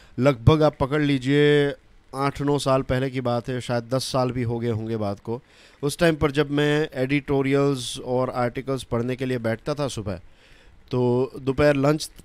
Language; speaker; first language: Hindi; non-native, local second language; Gujarati